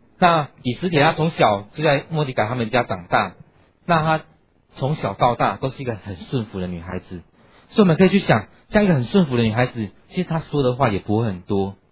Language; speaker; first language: Chinese; native; Chinese